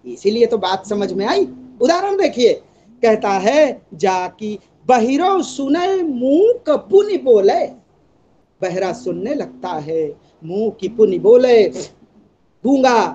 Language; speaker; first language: Hindi; native; Hindi